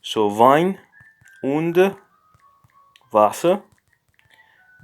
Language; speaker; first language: German; non-native, learner; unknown